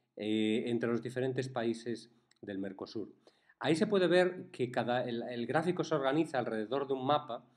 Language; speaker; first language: Spanish; native; Spanish